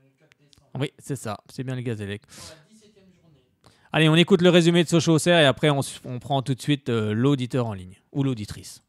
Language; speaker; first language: French; native; French